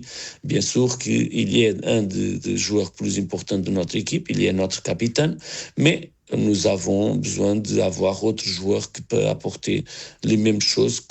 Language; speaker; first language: French; non-native, learner; Portuguese